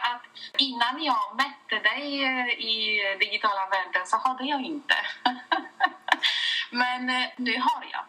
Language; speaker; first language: Swedish; non-native, fluent; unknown